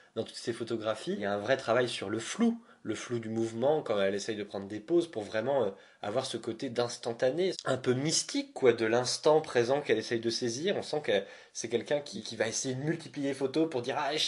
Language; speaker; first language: French; native; French